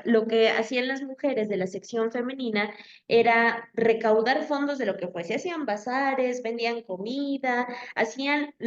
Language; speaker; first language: Spanish; native; Spanish